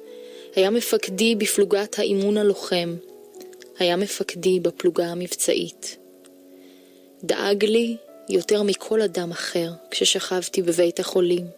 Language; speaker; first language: Hebrew; native; Hebrew